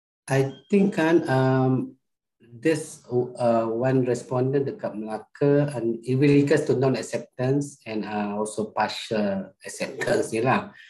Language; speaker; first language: English; non-native, local second language; Malay